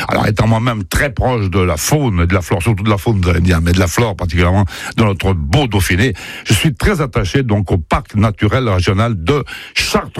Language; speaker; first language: French; native; French